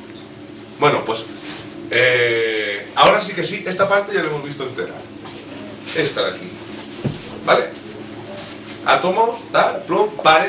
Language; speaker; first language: Spanish; native; Spanish